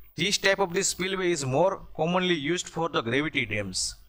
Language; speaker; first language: English; non-native, local second language; Gujarati